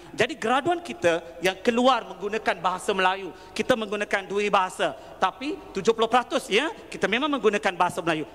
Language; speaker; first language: Malay; non-native, local second language; Tamil